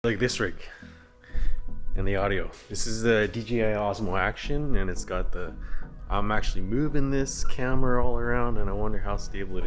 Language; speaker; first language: English; native; English